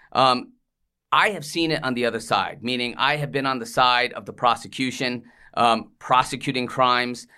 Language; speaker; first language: English; native; English